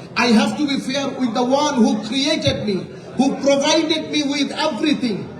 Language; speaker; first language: English; non-native, local second language; Bangla